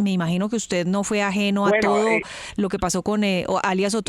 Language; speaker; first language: Spanish; native; Spanish